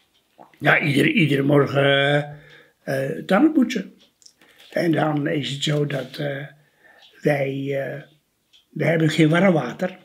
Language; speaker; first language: Dutch; early bilingual, other home language; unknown